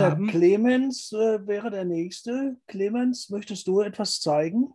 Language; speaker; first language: German; native; German